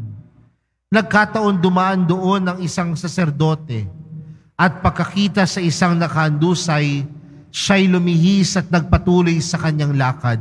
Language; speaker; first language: Filipino; native; Filipino